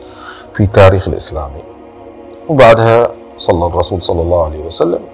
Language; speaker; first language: Arabic; native; Arabic